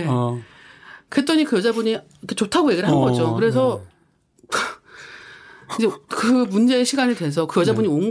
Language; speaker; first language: Korean; native; Korean